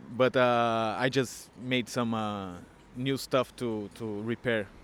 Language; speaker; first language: English; non-native, fluent; Portuguese